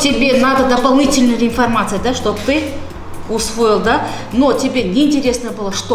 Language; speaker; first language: Russian; non-native, local second language; Kazakh